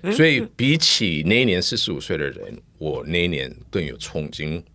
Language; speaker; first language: Chinese; non-native, fluent; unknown